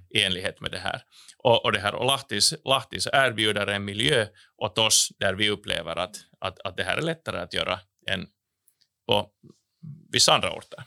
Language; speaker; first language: Swedish; native; Swedish